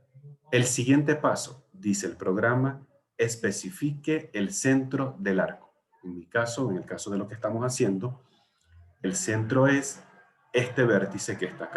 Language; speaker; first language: Spanish; native; Spanish